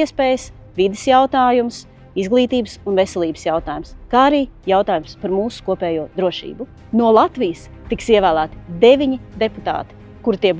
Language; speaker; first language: Latvian; native; Latvian